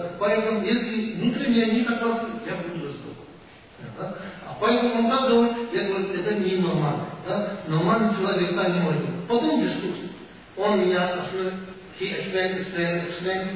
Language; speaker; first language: Russian; non-native, learner; Tibetan